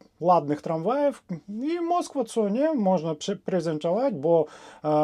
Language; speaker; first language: Polish; non-native, fluent; Russian